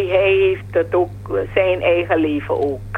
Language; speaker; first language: Dutch; non-native, fluent; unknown